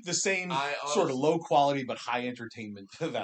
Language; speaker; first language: English; native; English